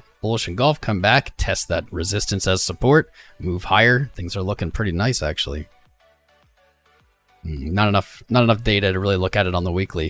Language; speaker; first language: English; native; English